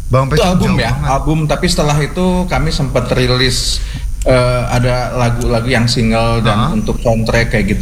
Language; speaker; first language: Indonesian; native; Indonesian